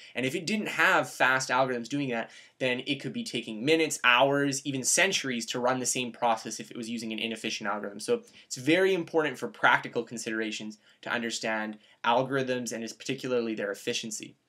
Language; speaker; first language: English; native; English